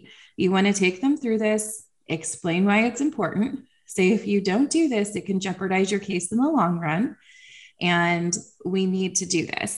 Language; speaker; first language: English; native; English